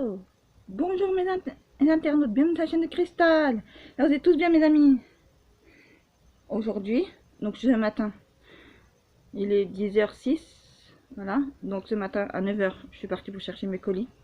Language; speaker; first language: French; native; French